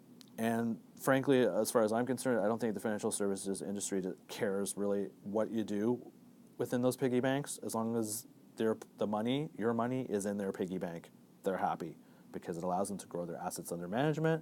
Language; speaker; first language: English; native; English